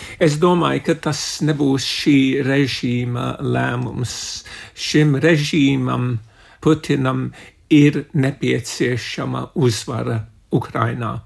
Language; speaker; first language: Latvian; early bilingual, heritage; Latvian